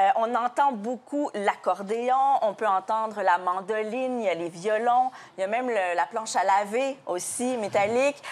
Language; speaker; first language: French; native; French